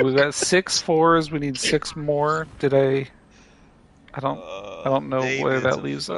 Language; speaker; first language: English; native; English